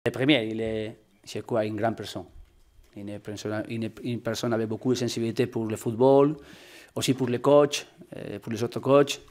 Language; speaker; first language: French; non-native, learner; Spanish